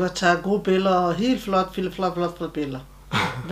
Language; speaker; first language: Danish; non-native, learner; Turkish